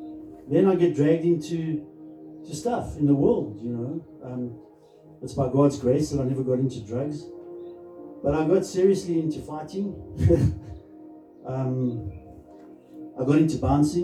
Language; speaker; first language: English; native; English